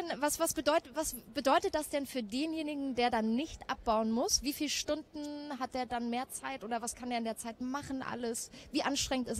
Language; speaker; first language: German; native; German